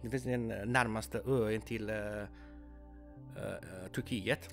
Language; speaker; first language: Swedish; non-native, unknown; Persian